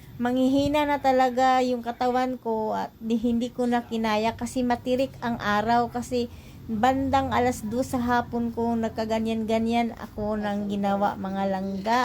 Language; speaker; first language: Filipino; non-native, local second language; Cebuano